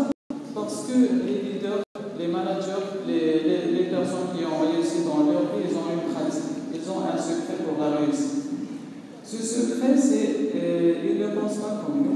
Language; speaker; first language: French; non-native, local second language; Arabic